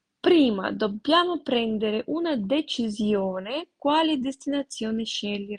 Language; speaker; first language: Italian; non-native, fluent; Russian